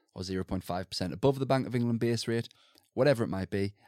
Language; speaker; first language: English; native; English